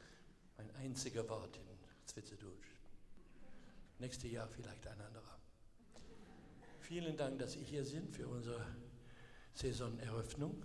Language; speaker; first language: German; non-native, learner; English